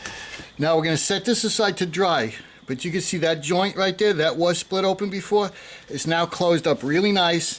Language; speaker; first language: English; native; English